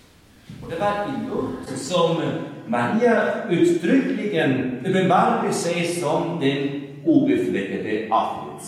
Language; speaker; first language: Swedish; non-native, fluent; German